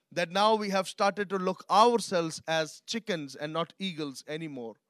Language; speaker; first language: English; non-native, local second language; Urdu